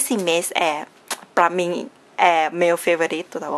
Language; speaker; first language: Portuguese; non-native, learner; Thai